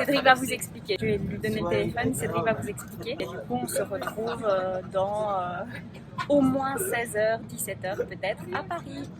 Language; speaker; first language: French; native; French